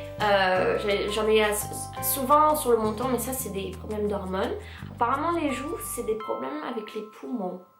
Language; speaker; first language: French; non-native, fluent; English